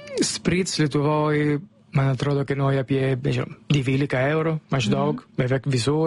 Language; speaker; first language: Lithuanian; non-native, learner; Italian